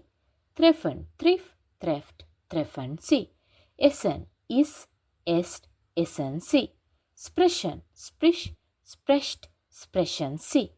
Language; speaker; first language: German; non-native, fluent; Sinhala